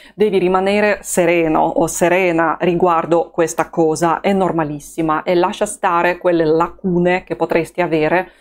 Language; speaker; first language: Italian; non-native, fluent; Russian